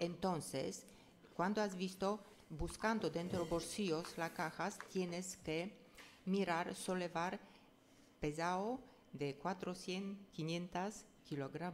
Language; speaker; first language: Spanish; non-native, fluent; Polish